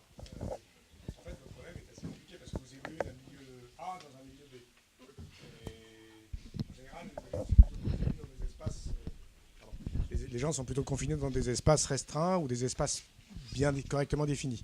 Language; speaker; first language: French; native; French